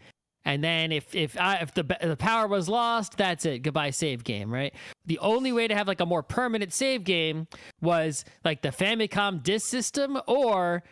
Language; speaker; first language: English; native; English